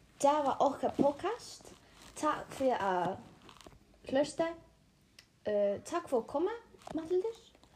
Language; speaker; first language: Icelandic; non-native, learner; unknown